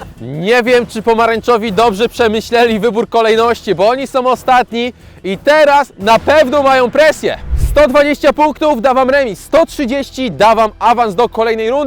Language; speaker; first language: Polish; native; Polish